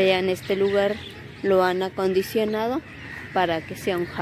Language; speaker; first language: Spanish; native; Spanish